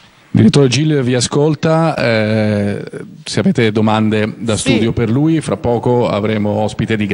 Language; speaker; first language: Italian; native; Italian